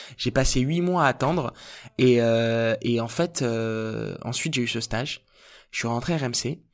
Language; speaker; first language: French; early bilingual, other home language; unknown